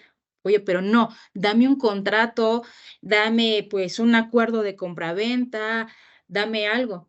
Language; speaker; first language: Spanish; native; Spanish